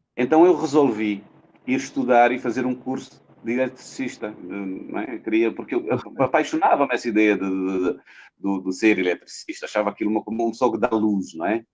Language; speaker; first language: Portuguese; non-native, local second language; Kabuverdianu